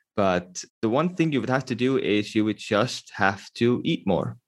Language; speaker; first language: English; non-native, fluent; Estonian